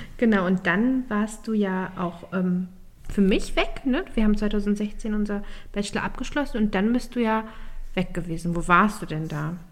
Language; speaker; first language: German; early bilingual, other home language; Turkish